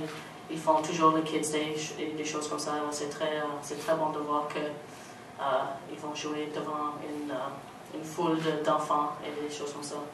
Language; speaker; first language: French; non-native, local second language; English